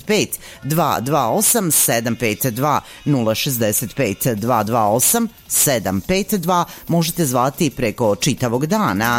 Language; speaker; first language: Serbian; native; Serbian